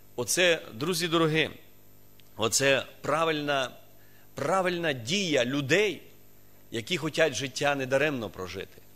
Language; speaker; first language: Ukrainian; non-native, local second language; Russian